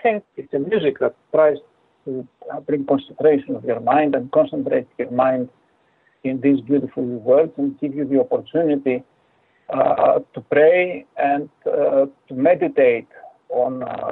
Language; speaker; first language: English; non-native, fluent; Greek